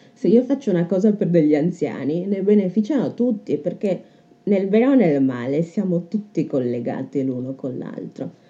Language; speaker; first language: Italian; native; Italian